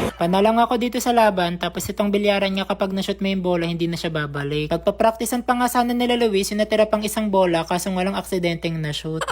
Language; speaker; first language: Filipino; non-native, local second language; Cebuano